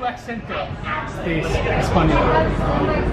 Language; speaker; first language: Spanish; non-native, learner; English